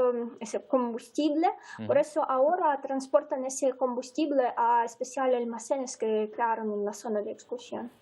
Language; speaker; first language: Spanish; non-native, fluent; Ukrainian